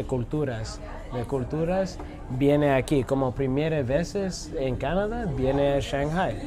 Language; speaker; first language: Spanish; non-native, learner; English